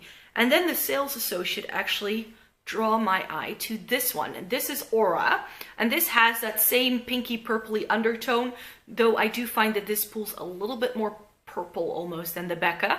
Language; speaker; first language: English; non-native, fluent; Dutch